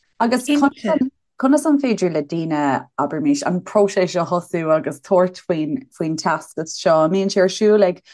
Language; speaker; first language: Irish; native; Irish